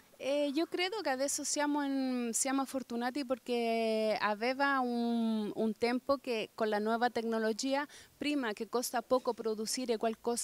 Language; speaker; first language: Italian; non-native, fluent; Spanish